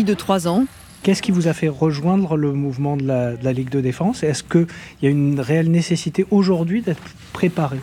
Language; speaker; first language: French; native; French